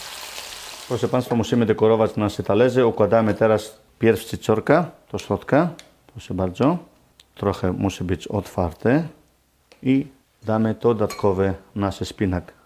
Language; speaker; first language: Polish; non-native, learner; Greek